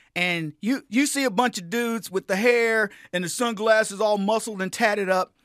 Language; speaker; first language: English; native; English